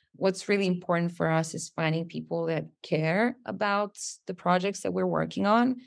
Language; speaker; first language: English; non-native, fluent; Serbian